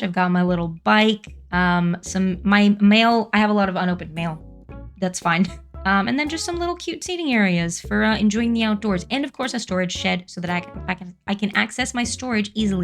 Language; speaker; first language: English; native; English